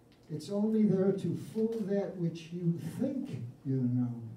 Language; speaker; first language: English; native; English